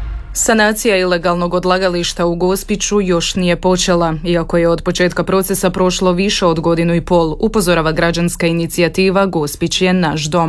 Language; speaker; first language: Serbian; native; Serbian